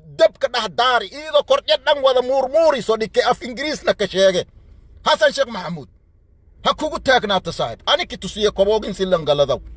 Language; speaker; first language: Somali; non-native, local second language; Swahili